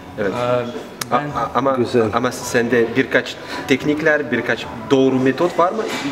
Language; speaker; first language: Turkish; non-native, learner; Russian